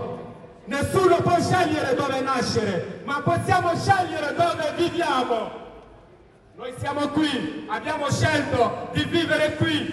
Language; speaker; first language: Italian; non-native, learner; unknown